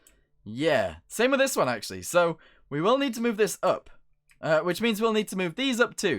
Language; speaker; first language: English; native; English